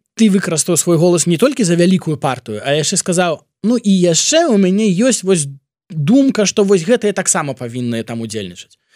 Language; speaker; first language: Belarusian; non-native, local second language; Russian